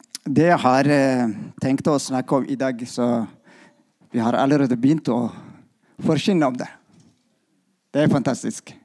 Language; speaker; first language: Norwegian; non-native, fluent; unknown